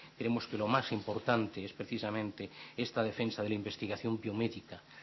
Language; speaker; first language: Spanish; non-native, local second language; Galician